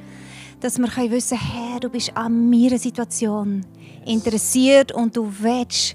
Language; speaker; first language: German; native; German